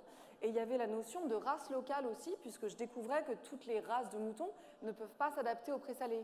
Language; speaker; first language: French; native; French